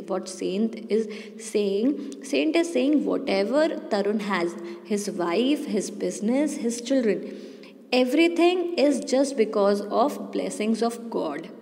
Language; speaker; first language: English; non-native, local second language; Hindi